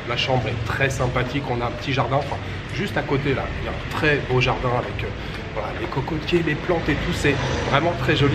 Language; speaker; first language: French; native; French